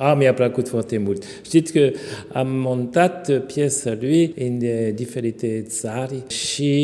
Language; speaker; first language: Romanian; non-native, fluent; French